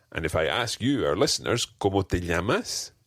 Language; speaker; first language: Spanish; non-native, fluent; English